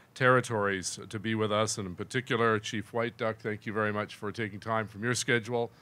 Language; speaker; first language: English; native; English